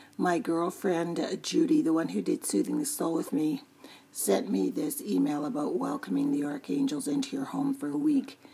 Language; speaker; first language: English; native; English